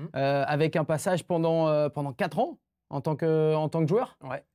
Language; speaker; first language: French; native; French